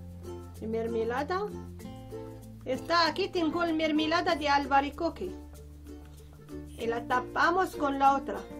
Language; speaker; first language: Spanish; non-native, fluent; Arabic